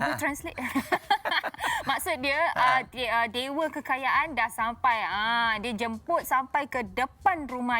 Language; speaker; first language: Malay; non-native, local second language; Chinese